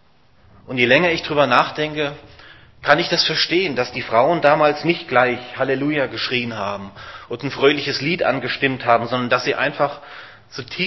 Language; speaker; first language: German; native; German